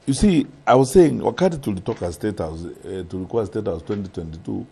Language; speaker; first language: English; non-native, local second language; Gusii